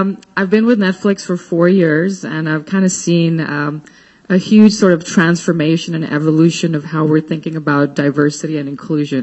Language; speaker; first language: English; non-native, local second language; Hindi